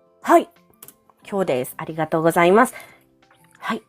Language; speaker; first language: Japanese; non-native, fluent; Filipino